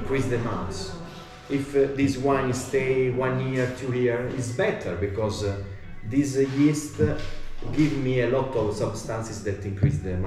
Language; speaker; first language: English; non-native, learner; Italian